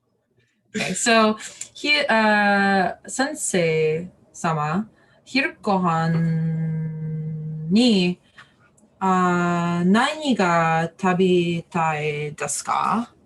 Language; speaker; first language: Japanese; non-native, learner; English